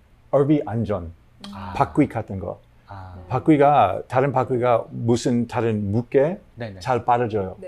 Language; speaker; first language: Korean; non-native, learner; English